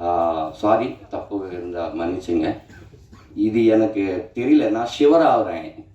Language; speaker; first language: Tamil; non-native, learner; Telugu